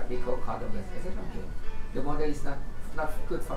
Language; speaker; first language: English; non-native, learner; Thai